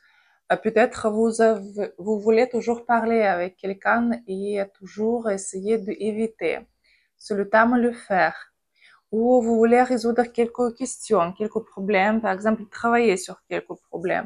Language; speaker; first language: French; non-native, fluent; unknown